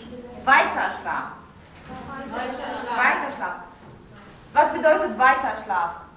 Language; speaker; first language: German; non-native, fluent; Arabic